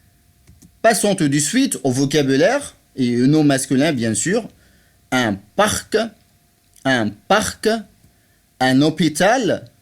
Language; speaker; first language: French; non-native, fluent; Arabic